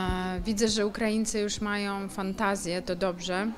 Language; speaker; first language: Polish; non-native, fluent; Ukrainian